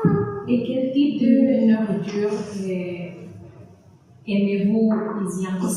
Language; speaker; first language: French; non-native, learner; Spanish